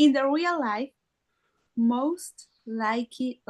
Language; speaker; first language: English; non-native, learner; Spanish